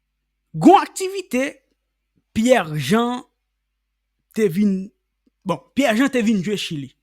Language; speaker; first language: Haitian Creole; native; Haitian Creole